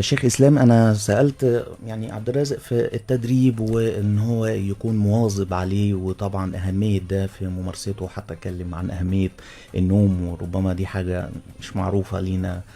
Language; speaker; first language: Arabic; native; Arabic